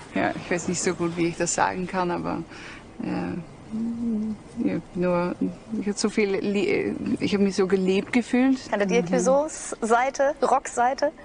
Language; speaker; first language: German; non-native, learner; Dutch